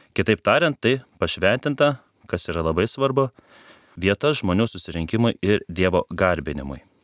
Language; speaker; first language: Lithuanian; native; Lithuanian